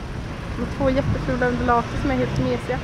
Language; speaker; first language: Swedish; native; Swedish